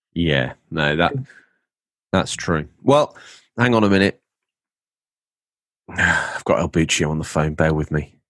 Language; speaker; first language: English; native; English